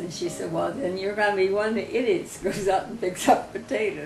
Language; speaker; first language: English; native; English